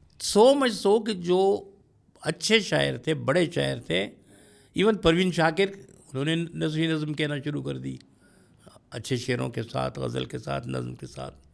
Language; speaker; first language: Urdu; non-native, local second language; Pashto